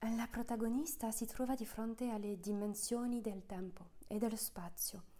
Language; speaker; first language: Italian; non-native, fluent; French